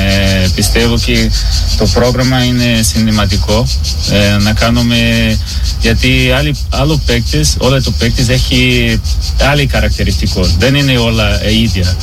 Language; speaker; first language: Greek; non-native, learner; Portuguese